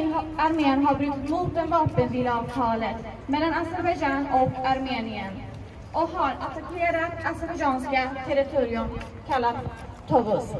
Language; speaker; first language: Swedish; non-native, fluent; Azerbaijani